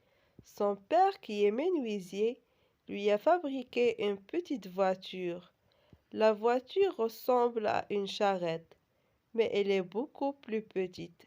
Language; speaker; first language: French; non-native, local second language; Arabic